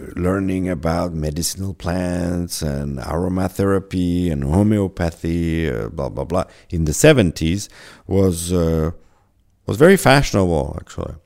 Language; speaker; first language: English; non-native, fluent; French